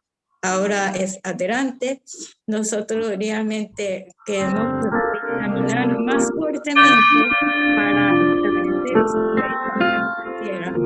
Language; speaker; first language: Spanish; non-native, fluent; Japanese